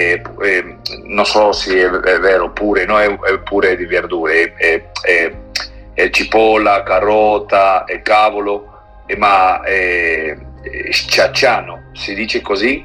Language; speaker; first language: Italian; non-native, learner; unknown